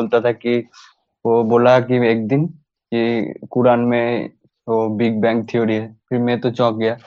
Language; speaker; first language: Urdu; non-native, local second language; Bangla